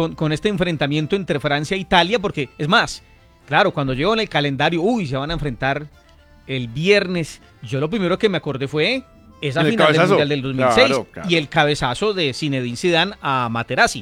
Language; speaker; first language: Spanish; native; Spanish